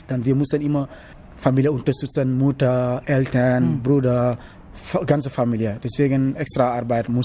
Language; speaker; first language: German; non-native, learner; Wolof